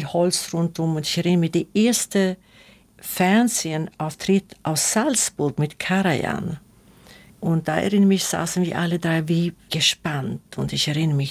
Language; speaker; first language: German; non-native, fluent; Swedish